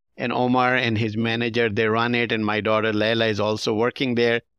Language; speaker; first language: English; non-native, local second language; Urdu